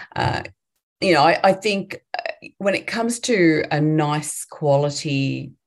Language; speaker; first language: English; native; English